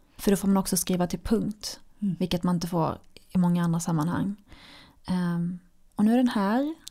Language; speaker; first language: Swedish; early bilingual, other home language; Arabic